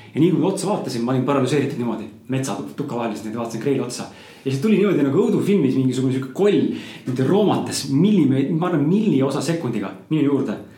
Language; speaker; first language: Estonian; native; Estonian